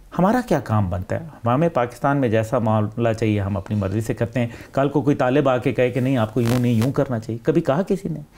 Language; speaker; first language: Urdu; native; Urdu